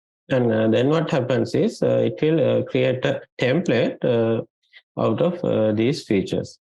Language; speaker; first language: English; non-native, local second language; Sinhala